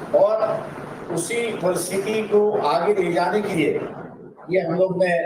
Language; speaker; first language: Hindi; non-native, local second language; Marathi